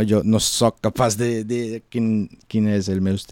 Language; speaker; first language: Catalan; non-native, learner; Portuguese